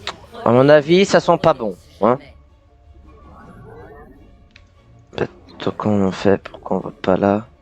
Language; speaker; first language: French; native; French